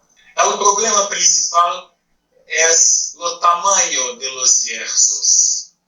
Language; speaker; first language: Spanish; non-native, learner; Portuguese